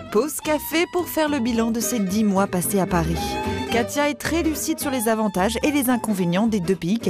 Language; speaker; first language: French; native; French